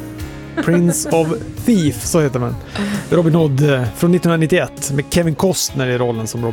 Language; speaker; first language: Swedish; native; Swedish